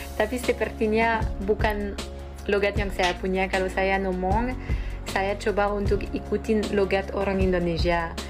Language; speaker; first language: Indonesian; non-native, fluent; French